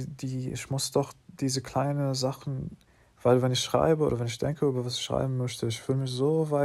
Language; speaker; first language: German; non-native, learner; English